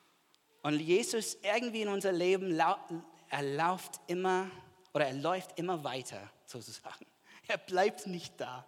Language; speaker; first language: German; non-native, fluent; English